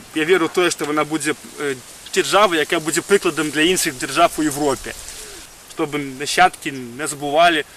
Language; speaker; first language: Ukrainian; non-native, fluent; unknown